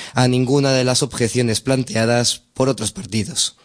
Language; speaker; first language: Spanish; non-native, local second language; Catalan